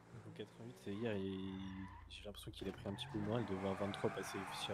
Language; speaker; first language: French; native; French